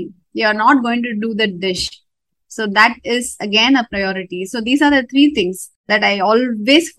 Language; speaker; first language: English; non-native, local second language; Tamil